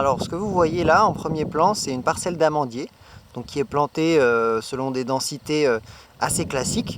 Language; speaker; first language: French; native; French